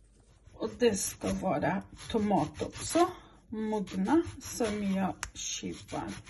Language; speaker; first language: Swedish; non-native, fluent; Portuguese